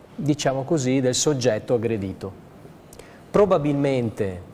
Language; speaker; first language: Italian; native; Italian